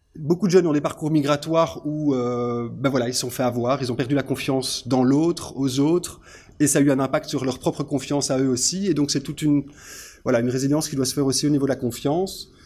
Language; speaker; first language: French; native; French